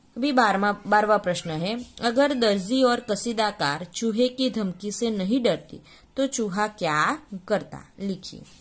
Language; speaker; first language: Hindi; non-native, local second language; Gujarati